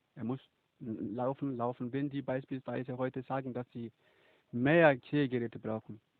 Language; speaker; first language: German; non-native, fluent; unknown